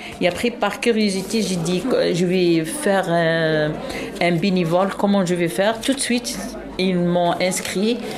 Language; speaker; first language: French; non-native, local second language; Arabic